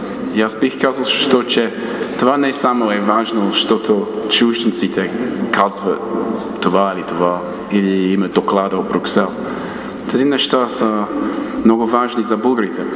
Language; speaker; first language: Bulgarian; non-native, fluent; English